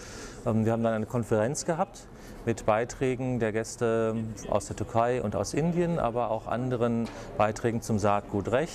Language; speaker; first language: German; native; German